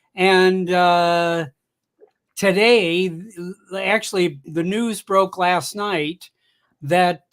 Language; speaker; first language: English; native; English